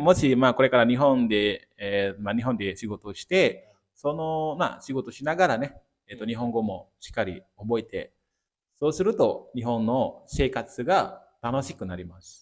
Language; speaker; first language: Japanese; non-native, fluent; Indonesian